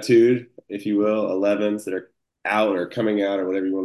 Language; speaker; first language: English; native; English